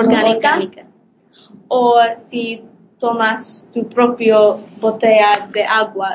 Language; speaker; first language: Spanish; non-native, learner; Polish